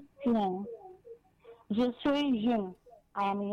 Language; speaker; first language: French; non-native, learner; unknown